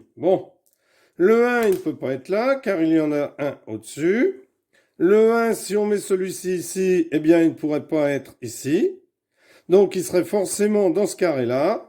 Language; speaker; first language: French; native; French